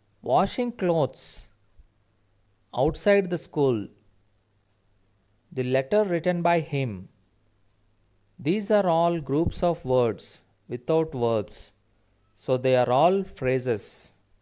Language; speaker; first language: English; non-native, local second language; Telugu